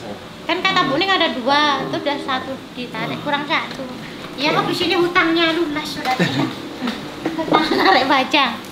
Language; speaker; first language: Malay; non-native, local second language; Javanese